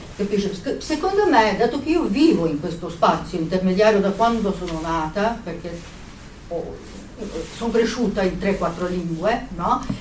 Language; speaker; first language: Italian; native; Italian